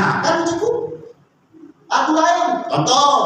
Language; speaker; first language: Malay; native; Malay